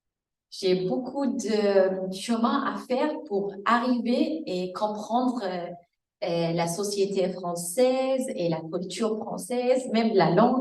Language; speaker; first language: French; non-native, fluent; Arabic